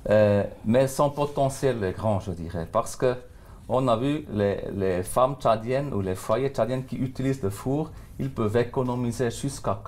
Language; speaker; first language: French; non-native, local second language; German